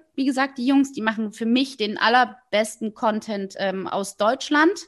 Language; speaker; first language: German; native; German